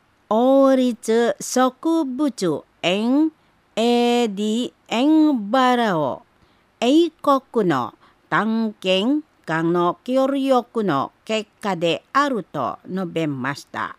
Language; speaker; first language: Japanese; non-native, fluent; Indonesian